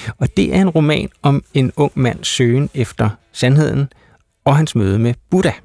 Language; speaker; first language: Danish; native; Danish